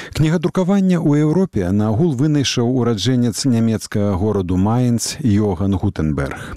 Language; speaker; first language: Belarusian; native; Belarusian